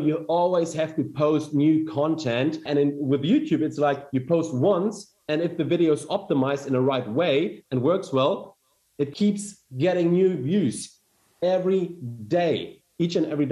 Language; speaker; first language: English; non-native, fluent; German